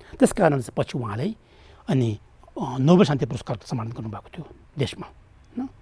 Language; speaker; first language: Nepali; non-native, local second language; Tibetan